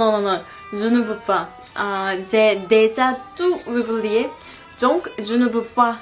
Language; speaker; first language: French; non-native, learner; Korean